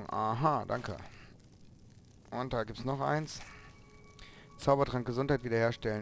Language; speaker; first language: German; native; German